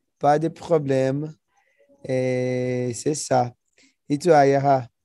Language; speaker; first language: French; non-native, learner; Portuguese